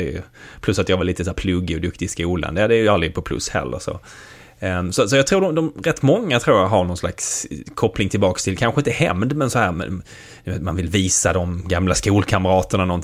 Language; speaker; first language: Swedish; native; Swedish